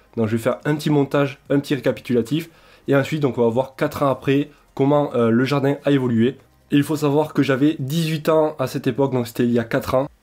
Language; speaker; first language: French; native; French